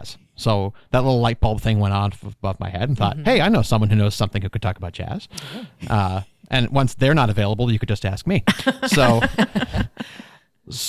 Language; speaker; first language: English; native; English